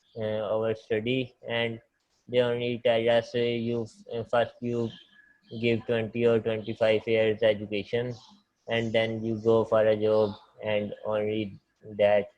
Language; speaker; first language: English; non-native, learner; Punjabi